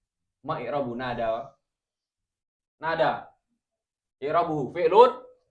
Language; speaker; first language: Arabic; non-native, fluent; Indonesian